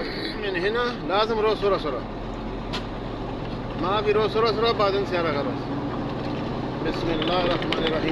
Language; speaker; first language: Arabic; non-native, fluent; Urdu